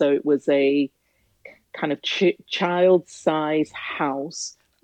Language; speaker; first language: English; native; English